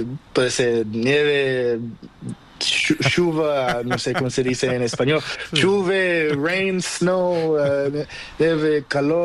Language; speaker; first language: Spanish; non-native, learner; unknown